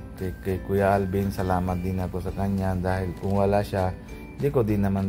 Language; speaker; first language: Filipino; non-native, learner; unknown